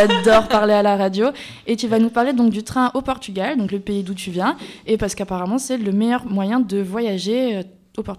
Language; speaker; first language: French; native; French